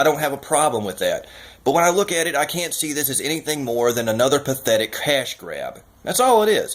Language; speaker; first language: English; native; English